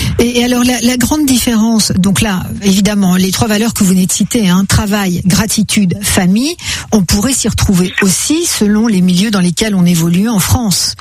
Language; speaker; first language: French; native; French